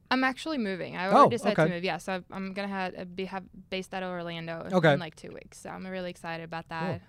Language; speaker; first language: English; non-native, fluent; Swedish